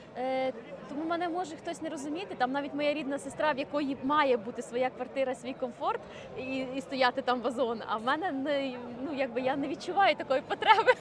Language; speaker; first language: Ukrainian; native; Ukrainian